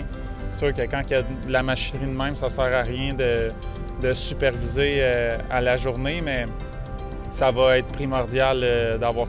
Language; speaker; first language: French; native; French